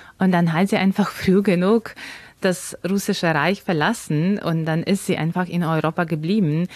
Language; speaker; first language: German; non-native, fluent; Ukrainian